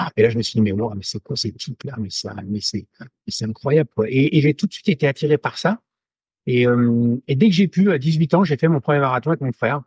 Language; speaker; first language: French; native; French